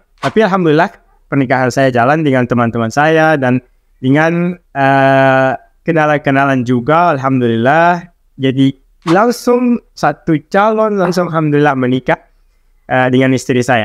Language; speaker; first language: Indonesian; non-native, local second language; Arabic